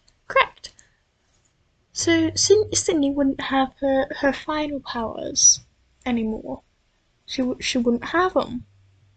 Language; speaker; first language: English; native; English